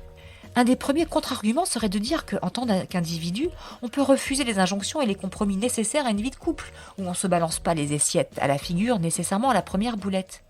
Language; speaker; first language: French; native; French